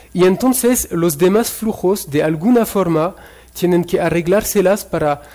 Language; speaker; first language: Spanish; non-native, fluent; French